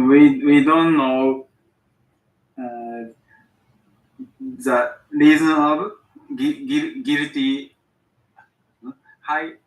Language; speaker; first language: English; non-native, learner; Japanese